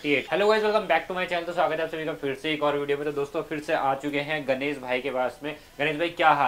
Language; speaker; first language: Hindi; native; Hindi